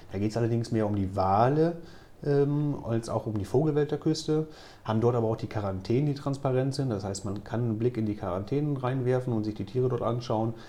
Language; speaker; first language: German; native; German